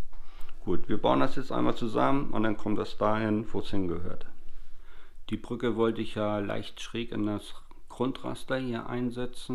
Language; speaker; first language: German; native; German